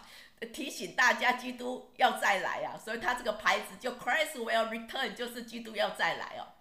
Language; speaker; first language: Chinese; native; Chinese